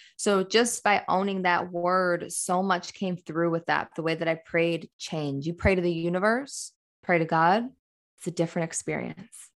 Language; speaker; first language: English; native; English